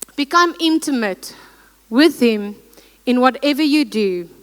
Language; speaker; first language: English; non-native, local second language; Afrikaans